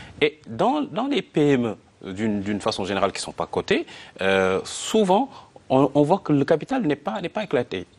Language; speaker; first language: French; non-native, local second language; Arabic